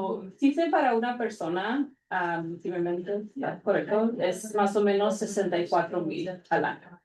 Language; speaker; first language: Spanish; early bilingual, other home language; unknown